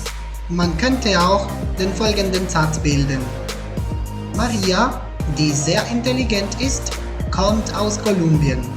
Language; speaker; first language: German; non-native, fluent; Spanish